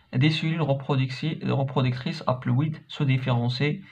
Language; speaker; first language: French; non-native, local second language; Arabic